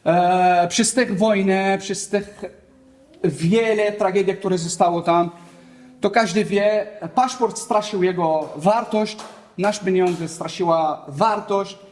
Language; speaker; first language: Polish; non-native, learner; Arabic